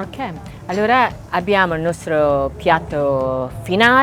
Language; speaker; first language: Italian; non-native, fluent; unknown